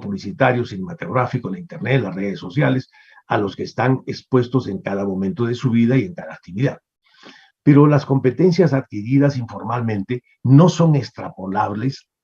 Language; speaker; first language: Spanish; native; Spanish